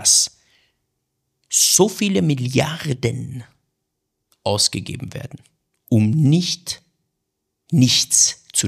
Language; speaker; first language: German; non-native, fluent; Persian